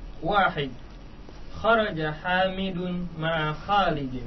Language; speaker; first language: Arabic; non-native, learner; Indonesian